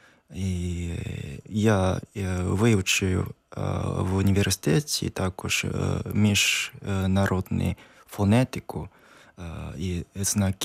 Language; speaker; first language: Ukrainian; non-native, learner; Japanese